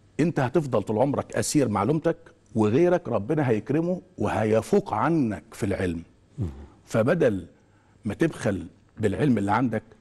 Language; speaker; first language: Arabic; native; Arabic